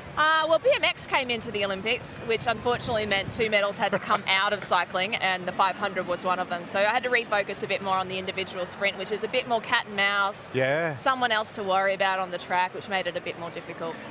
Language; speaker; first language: English; native; English